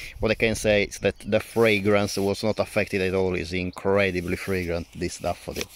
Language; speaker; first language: English; non-native, fluent; Italian